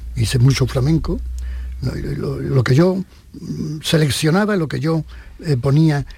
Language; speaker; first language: Spanish; native; Spanish